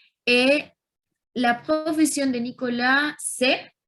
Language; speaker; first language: French; non-native, learner; Spanish